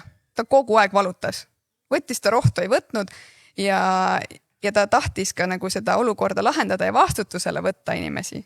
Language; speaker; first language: Estonian; native; Estonian